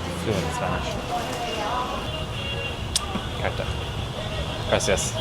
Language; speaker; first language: Spanish; non-native, learner; English